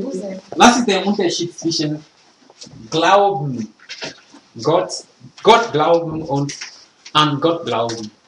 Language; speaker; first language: German; non-native, fluent; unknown